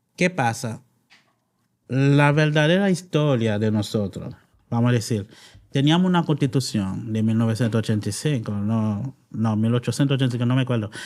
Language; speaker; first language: Spanish; non-native, fluent; Haitian Creole